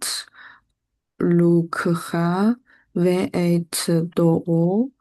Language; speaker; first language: Hebrew; non-native, learner; English